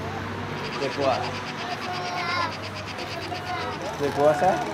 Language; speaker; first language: French; non-native, learner; Persian